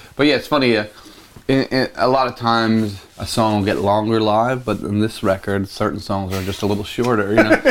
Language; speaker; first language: English; native; English